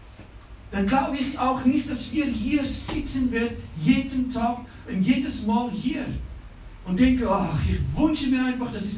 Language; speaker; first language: German; non-native, fluent; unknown